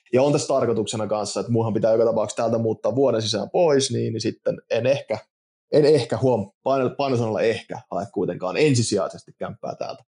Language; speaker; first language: Finnish; native; Finnish